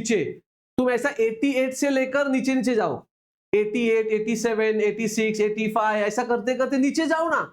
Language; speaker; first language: Hindi; non-native, local second language; Marathi